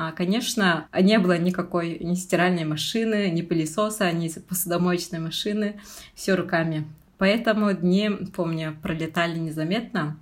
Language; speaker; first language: Russian; non-native, local second language; Yakut